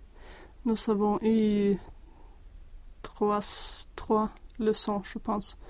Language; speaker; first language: French; non-native, learner; Swedish